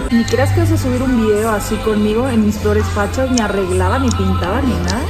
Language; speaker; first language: Spanish; native; Spanish